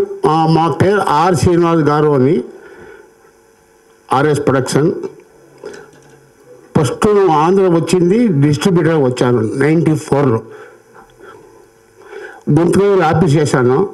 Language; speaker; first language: Telugu; non-native, learner; Kannada